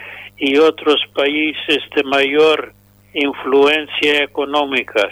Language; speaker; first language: Spanish; non-native, fluent; English